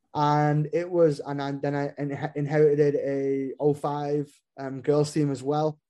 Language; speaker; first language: English; native; English